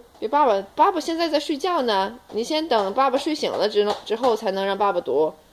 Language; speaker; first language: Chinese; native; Chinese